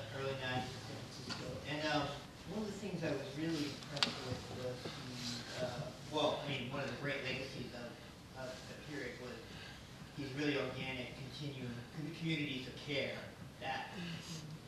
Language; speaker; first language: English; native; English